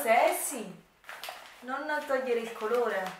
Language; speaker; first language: Italian; native; Italian